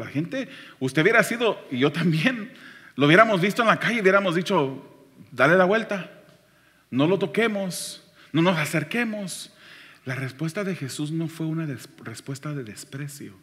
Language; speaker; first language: Spanish; native; Spanish